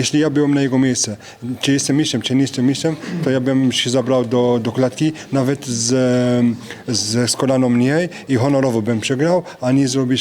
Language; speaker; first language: Polish; non-native, fluent; French